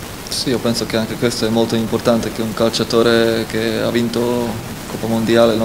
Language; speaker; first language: Italian; non-native, fluent; Slovak